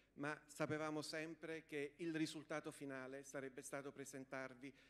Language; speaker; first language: Italian; native; Italian